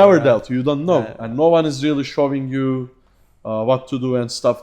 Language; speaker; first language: English; non-native, fluent; Turkish